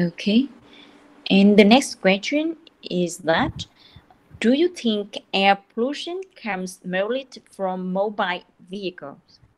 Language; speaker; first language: English; non-native, learner; Vietnamese